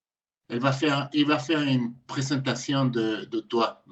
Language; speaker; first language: French; non-native, fluent; Spanish